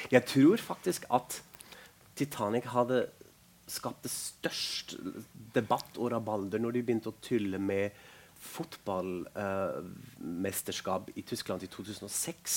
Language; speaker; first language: Norwegian; non-native, fluent; German